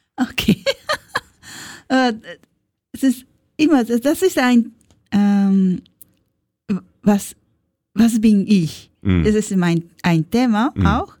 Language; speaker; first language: German; non-native, learner; Japanese